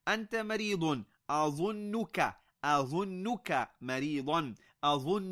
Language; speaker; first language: Arabic; non-native, fluent; English